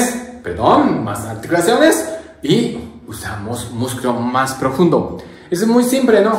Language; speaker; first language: Spanish; non-native, learner; Japanese